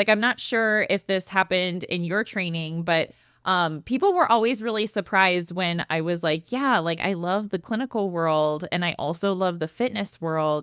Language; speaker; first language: English; native; English